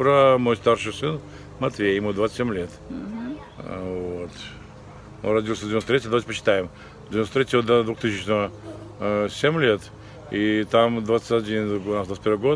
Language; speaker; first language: Russian; native; Russian